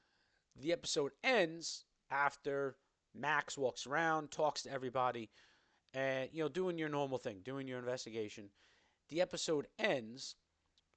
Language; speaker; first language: English; native; English